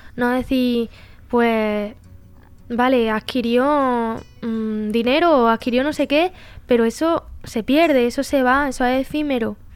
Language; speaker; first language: Spanish; native; Spanish